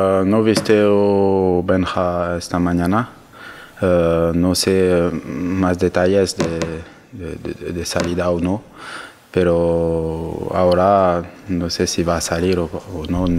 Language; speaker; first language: Spanish; non-native, learner; French